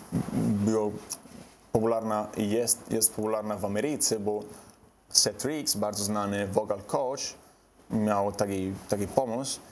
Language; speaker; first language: Polish; non-native, learner; Italian